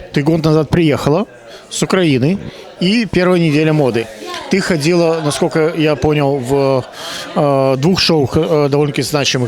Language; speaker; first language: Russian; native; Russian